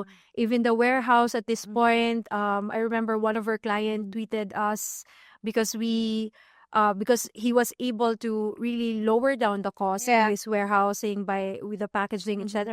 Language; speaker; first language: English; non-native, local second language; Filipino